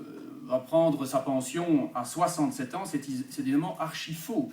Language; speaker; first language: French; native; French